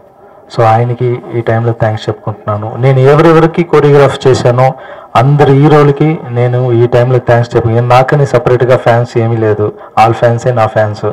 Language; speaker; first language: Telugu; non-native, local second language; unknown